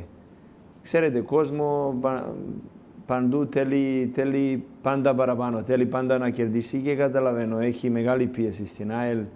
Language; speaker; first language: Greek; non-native, learner; Serbian